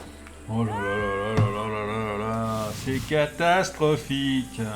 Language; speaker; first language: French; native; French